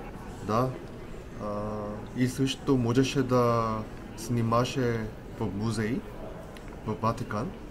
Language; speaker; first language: Bulgarian; non-native, learner; Korean